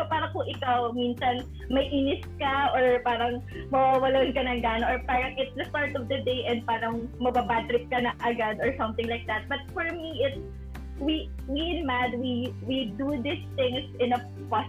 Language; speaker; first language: English; non-native, local second language; Bikol